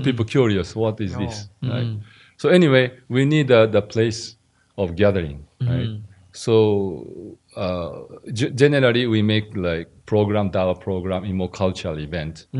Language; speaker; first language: English; non-native, learner; Japanese